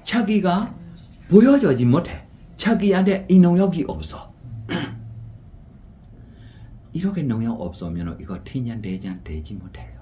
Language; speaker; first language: Korean; non-native, fluent; Burmese